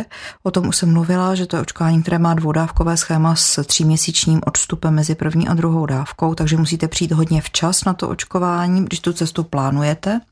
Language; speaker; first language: Czech; native; Czech